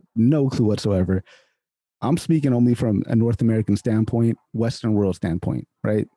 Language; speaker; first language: English; early bilingual, other home language; Hindi